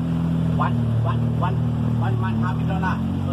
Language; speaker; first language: English; non-native, learner; Thai